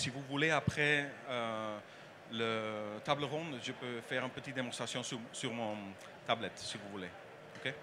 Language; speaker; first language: French; non-native, learner; Dutch